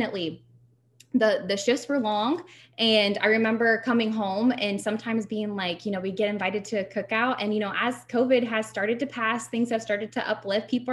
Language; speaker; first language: English; native; English